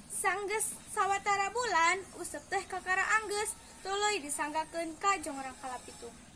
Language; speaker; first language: Sundanese; native; Sundanese